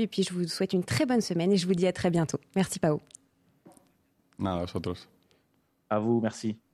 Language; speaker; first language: French; native; French